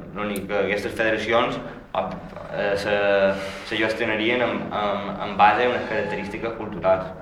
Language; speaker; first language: Catalan; native; Catalan